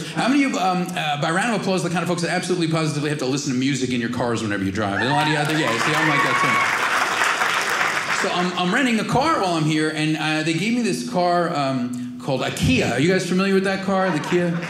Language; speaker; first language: English; native; English